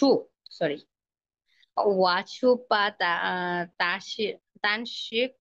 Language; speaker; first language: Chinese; non-native, learner; Bangla